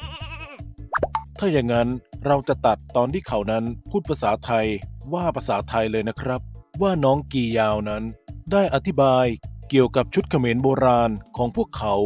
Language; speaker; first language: Thai; native; Thai